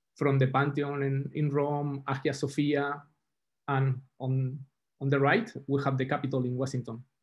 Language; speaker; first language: English; non-native, fluent; Spanish